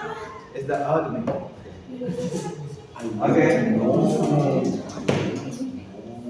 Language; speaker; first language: English; non-native, fluent; Indonesian